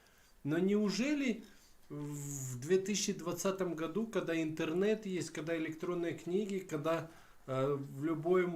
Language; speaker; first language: Russian; native; Russian